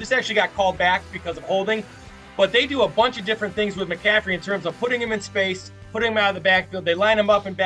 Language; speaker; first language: English; native; English